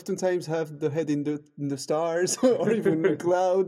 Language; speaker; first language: English; non-native, fluent; French